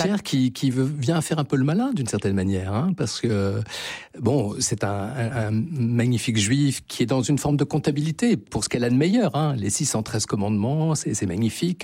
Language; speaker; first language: French; native; French